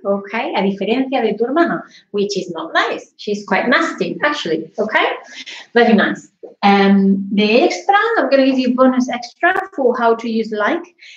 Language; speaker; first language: English; non-native, fluent; Spanish